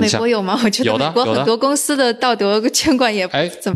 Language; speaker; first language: Chinese; native; Chinese